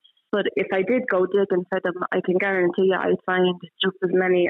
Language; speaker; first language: English; native; English